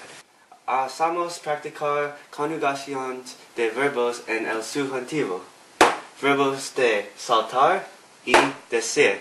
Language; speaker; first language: Spanish; non-native, learner; English